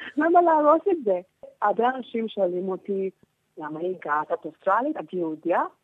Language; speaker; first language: Hebrew; non-native, fluent; English